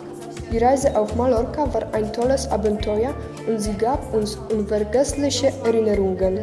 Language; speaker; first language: German; non-native, learner; Polish